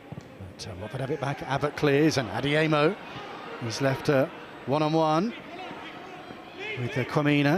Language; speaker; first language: English; native; English